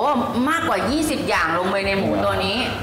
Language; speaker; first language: Thai; native; Thai